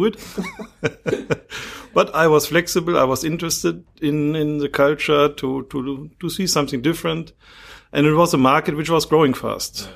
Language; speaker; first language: English; non-native, fluent; German